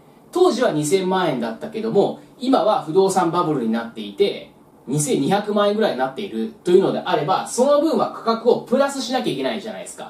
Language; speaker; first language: Japanese; native; Japanese